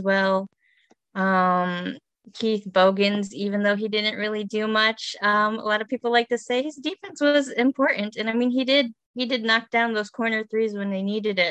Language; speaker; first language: English; native; English